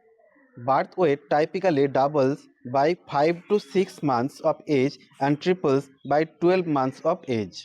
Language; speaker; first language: English; non-native, local second language; Bangla